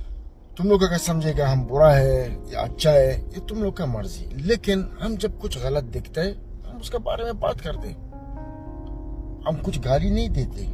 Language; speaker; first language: Hindi; non-native, fluent; Arabic